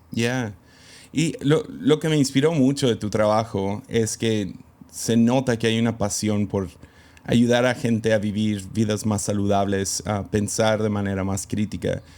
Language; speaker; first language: Spanish; early bilingual, other home language; English